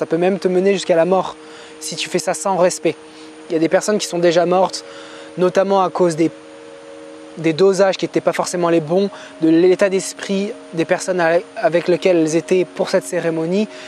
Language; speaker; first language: French; native; French